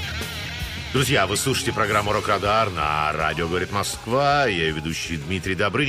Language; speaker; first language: Russian; native; Russian